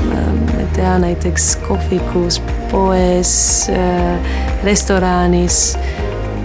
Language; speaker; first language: Estonian; non-native, learner; Greek